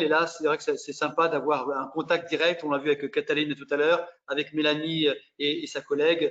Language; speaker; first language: French; native; French